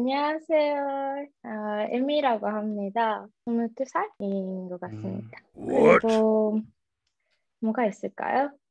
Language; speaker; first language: Korean; early bilingual, heritage; Japanese